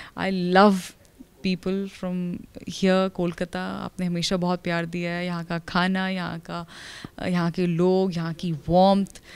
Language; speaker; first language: Hindi; native; Hindi